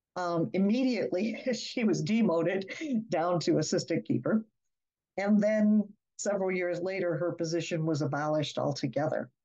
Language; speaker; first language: English; native; English